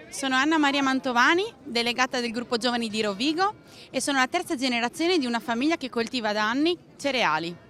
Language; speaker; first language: Italian; native; Italian